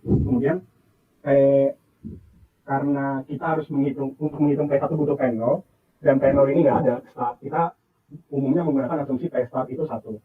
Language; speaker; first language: Indonesian; native; Indonesian